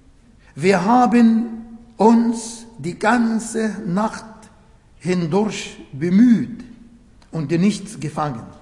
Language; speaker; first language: German; non-native, learner; Arabic